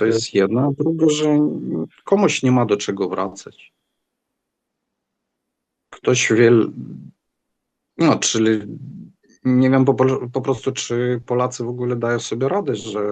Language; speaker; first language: Polish; non-native, fluent; Ukrainian